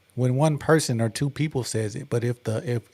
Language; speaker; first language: English; native; English